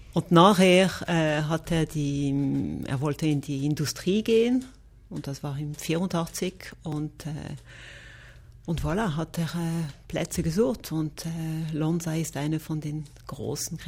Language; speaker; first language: German; non-native, local second language; French